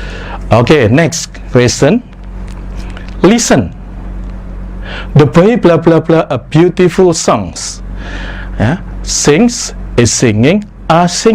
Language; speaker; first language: English; non-native, fluent; Indonesian